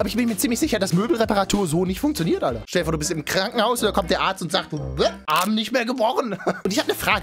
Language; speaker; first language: German; native; German